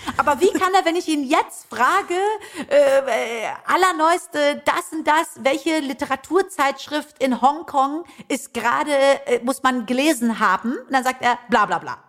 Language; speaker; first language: German; early bilingual, other home language; Persian